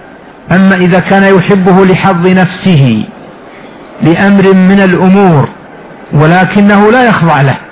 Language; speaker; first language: Arabic; native; Arabic